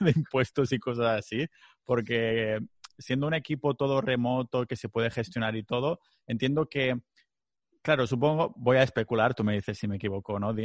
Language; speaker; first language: Spanish; non-native, local second language; Catalan